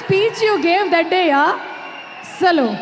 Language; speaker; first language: Telugu; native; Telugu